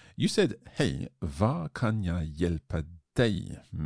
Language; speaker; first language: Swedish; non-native, learner; English